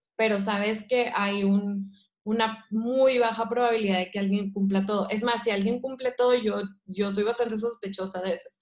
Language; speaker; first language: Spanish; native; Spanish